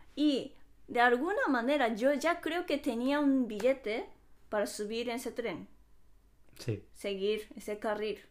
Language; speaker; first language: Spanish; non-native, fluent; Japanese